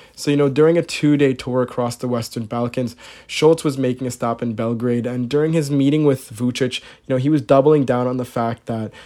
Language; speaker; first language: English; native; English